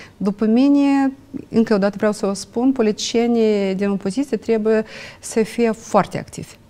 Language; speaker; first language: Romanian; non-native, local second language; Russian